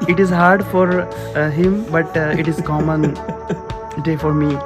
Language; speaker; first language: English; non-native, local second language; Hindi